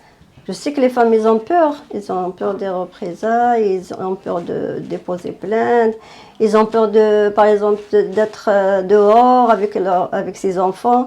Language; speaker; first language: French; non-native, fluent; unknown